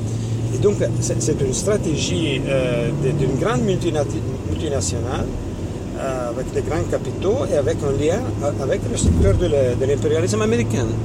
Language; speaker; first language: French; non-native, fluent; Italian